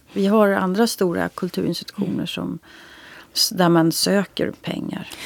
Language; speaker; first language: Swedish; native; Swedish